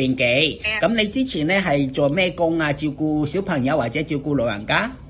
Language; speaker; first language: Cantonese; native; Cantonese